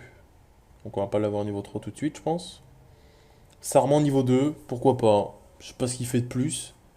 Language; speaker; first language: French; native; French